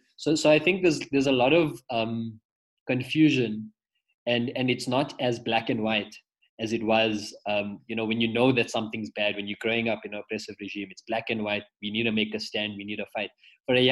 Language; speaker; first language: English; native; English